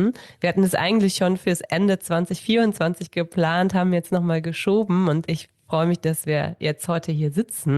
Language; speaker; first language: German; native; German